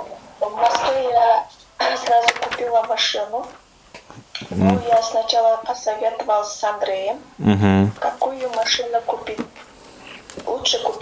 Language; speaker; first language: Russian; non-native, learner; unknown